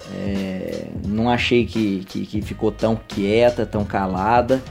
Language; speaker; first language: Portuguese; native; Portuguese